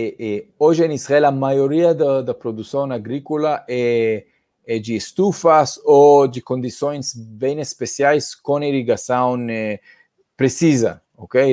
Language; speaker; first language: Portuguese; non-native, fluent; Hebrew